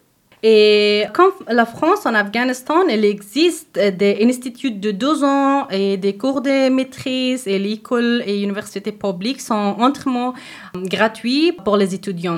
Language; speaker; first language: French; non-native, learner; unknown